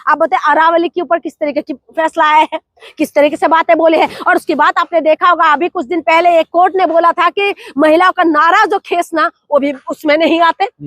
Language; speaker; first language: Hindi; non-native, local second language; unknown